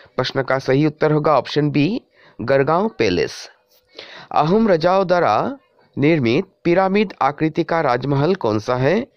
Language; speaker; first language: Hindi; non-native, local second language; Assamese